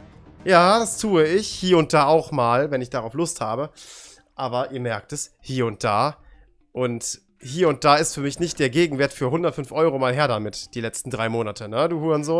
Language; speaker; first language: German; native; German